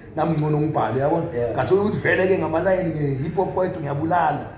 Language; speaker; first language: Zulu; native; Zulu